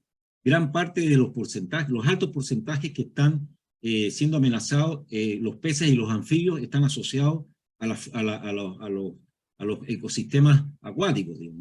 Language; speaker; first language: Spanish; native; Spanish